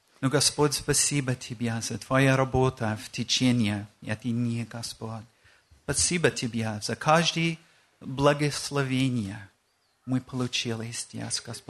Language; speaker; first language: Russian; non-native, learner; English